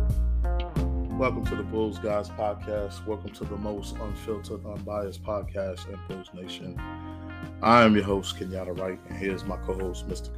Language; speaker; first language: English; native; English